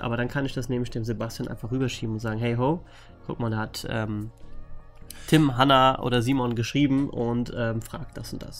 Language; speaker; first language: German; native; German